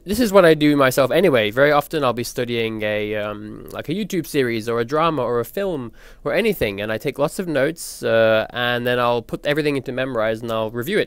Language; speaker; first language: English; native; English